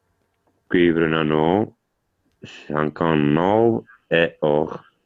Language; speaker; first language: French; non-native, learner; Italian